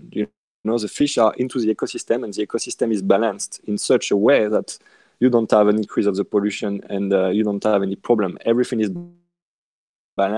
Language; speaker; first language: English; non-native, fluent; French